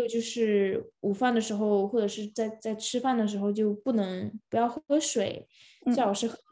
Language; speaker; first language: Chinese; early bilingual, other home language; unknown